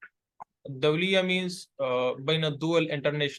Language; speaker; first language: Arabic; non-native, fluent; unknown